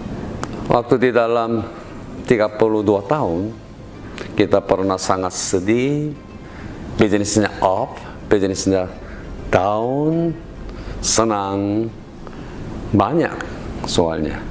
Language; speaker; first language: Indonesian; non-native, learner; Korean